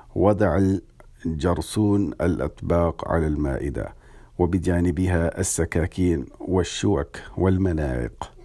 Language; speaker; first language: Arabic; non-native, learner; English